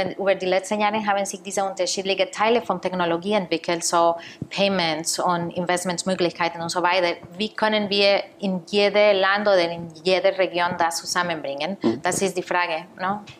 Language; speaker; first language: German; non-native, fluent; Spanish